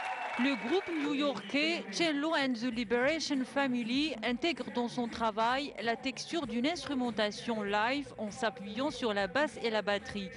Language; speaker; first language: French; non-native, local second language; Arabic